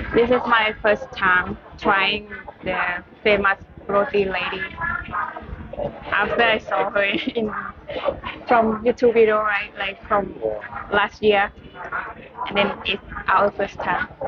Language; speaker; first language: English; non-native, fluent; Thai